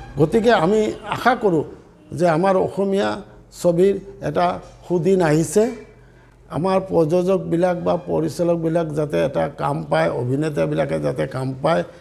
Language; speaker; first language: Assamese; native; Assamese